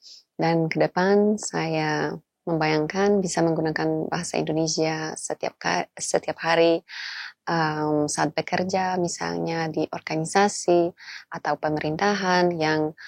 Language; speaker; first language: Indonesian; non-native, fluent; Polish